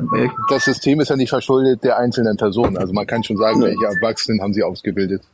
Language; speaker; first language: German; native; German